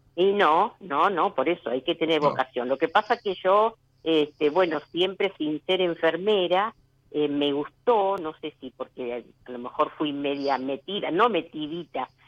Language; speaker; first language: Spanish; native; Spanish